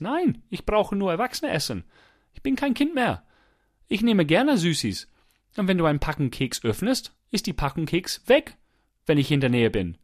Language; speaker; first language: German; non-native, fluent; English